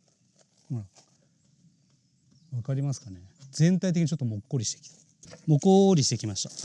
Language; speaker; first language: Japanese; native; Japanese